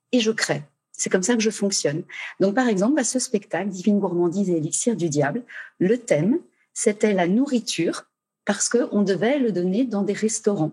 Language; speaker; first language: French; native; French